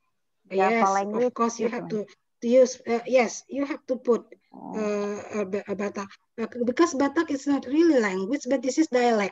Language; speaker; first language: English; non-native, fluent; Indonesian